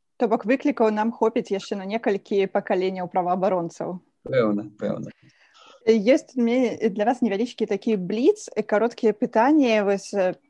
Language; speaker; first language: Belarusian; native; Belarusian